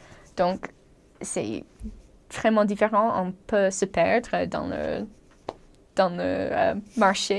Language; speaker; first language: French; non-native, fluent; English